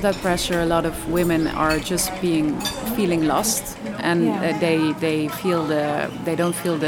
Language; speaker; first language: English; non-native, fluent; Dutch